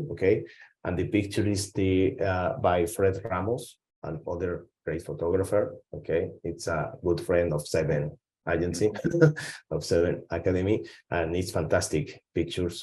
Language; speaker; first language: English; non-native, learner; Spanish